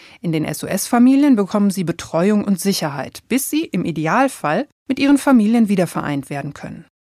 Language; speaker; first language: German; native; German